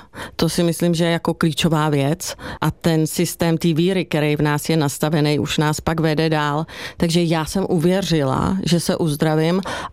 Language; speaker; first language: Czech; native; Czech